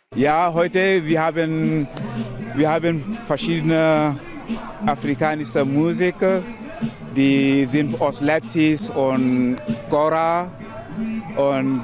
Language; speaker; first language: German; non-native, learner; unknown